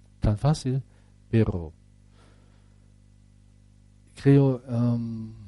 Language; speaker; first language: Spanish; non-native, fluent; German